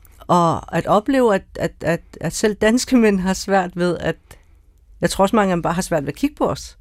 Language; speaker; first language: Danish; early bilingual, other home language; Persian